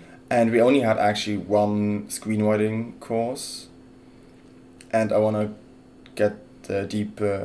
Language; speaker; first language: English; non-native, fluent; Luxembourgish